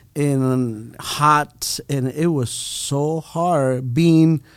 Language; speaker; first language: English; non-native, fluent; Spanish